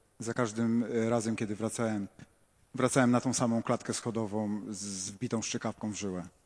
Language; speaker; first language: Polish; native; Polish